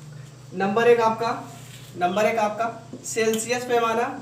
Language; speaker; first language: Hindi; native; Hindi